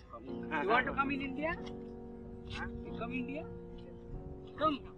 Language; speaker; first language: English; non-native, learner; Hindi